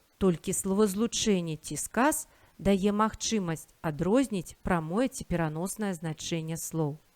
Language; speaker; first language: Belarusian; native; Belarusian